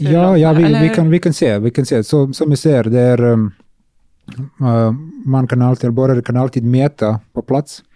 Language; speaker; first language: Swedish; non-native, learner; Serbian